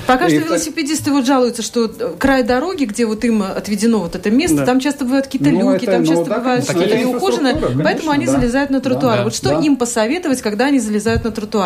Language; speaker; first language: Russian; native; Russian